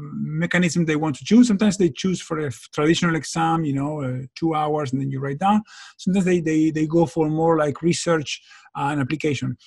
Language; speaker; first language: English; non-native, fluent; Spanish